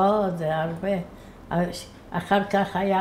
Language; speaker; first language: Hebrew; early bilingual, other home language; Arabic